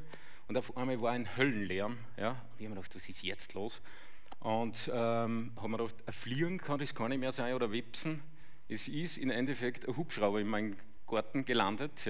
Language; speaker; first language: German; native; German